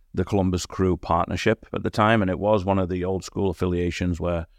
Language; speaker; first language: English; native; English